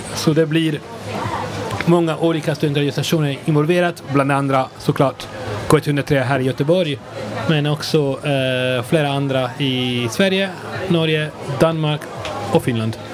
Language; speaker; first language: Swedish; non-native, fluent; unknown